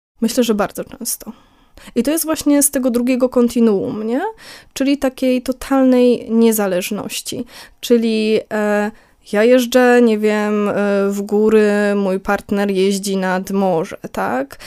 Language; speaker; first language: Polish; native; Polish